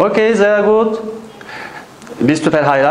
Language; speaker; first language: German; non-native, fluent; Turkish